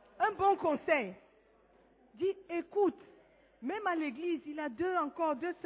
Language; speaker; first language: French; non-native, fluent; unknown